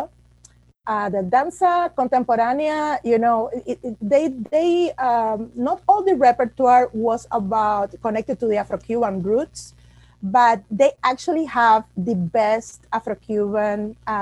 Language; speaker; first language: English; non-native, fluent; Spanish